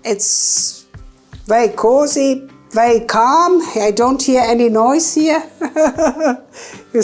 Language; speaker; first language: English; non-native, fluent; German